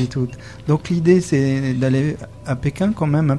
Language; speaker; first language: French; native; French